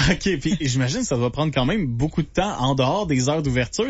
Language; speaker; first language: French; native; French